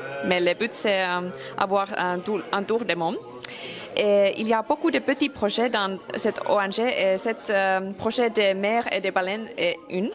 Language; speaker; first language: French; non-native, learner; Finnish